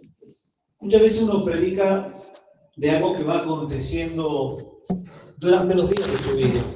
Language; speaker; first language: Spanish; native; Spanish